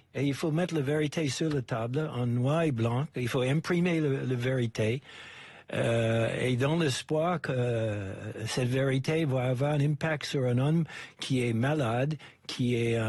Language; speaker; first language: French; non-native, fluent; English